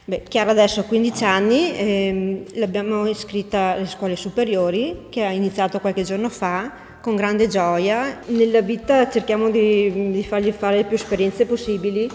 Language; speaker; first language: Italian; native; Italian